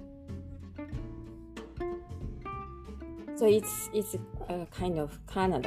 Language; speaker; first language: English; non-native, fluent; Japanese